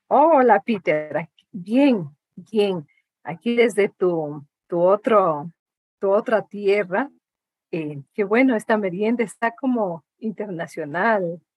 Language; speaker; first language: Spanish; native; Spanish